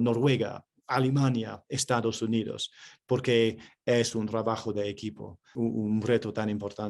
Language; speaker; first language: Spanish; non-native, fluent; English